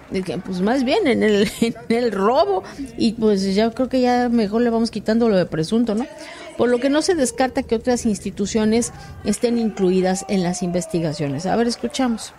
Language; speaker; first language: Spanish; native; Spanish